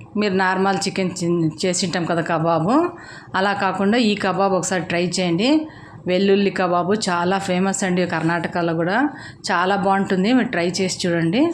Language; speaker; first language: Telugu; native; Telugu